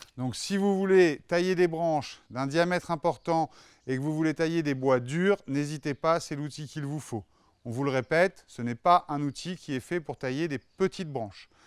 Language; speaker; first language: French; native; French